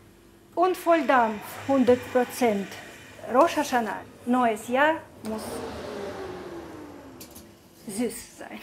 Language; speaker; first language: German; non-native, fluent; Russian